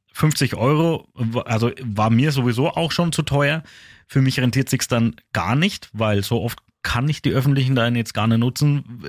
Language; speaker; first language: German; native; German